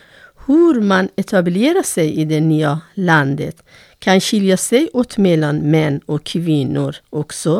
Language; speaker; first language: Swedish; non-native, fluent; Persian